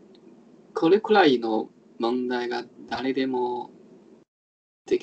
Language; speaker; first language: Japanese; non-native, learner; Chinese